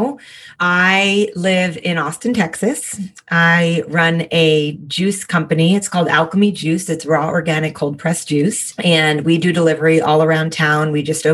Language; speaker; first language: English; native; English